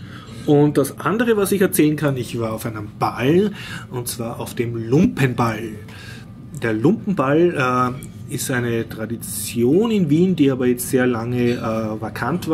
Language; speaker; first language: German; native; German